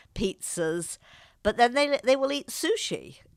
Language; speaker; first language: English; native; English